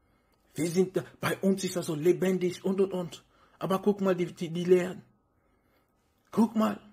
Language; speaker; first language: German; non-native, fluent; French